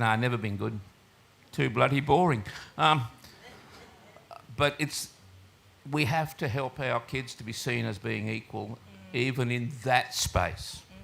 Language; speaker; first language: English; native; English